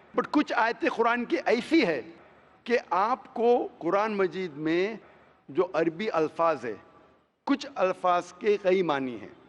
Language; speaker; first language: Hindi; non-native, local second language; Konkani